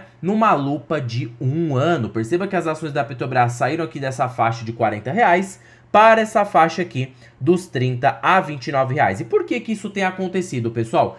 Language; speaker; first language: Portuguese; native; Portuguese